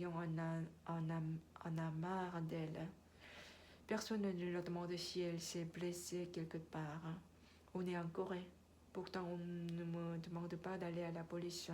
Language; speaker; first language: French; non-native, learner; Korean